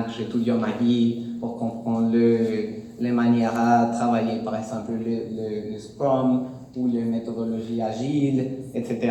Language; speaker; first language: French; non-native, learner; Spanish